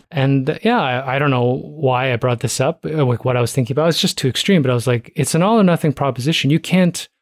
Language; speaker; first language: English; native; English